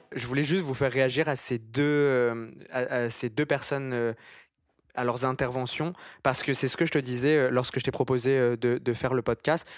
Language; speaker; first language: French; native; French